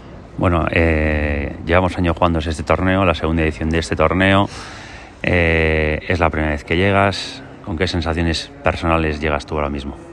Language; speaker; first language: Spanish; native; Spanish